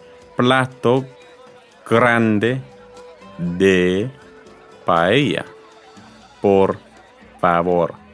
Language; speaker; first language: Spanish; non-native, fluent; English